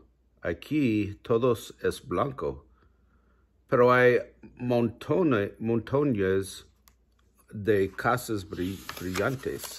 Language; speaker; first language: Spanish; non-native, learner; English